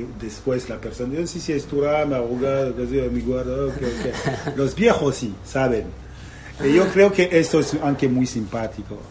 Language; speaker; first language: Spanish; non-native, learner; Italian